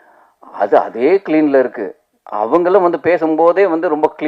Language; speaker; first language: Tamil; native; Tamil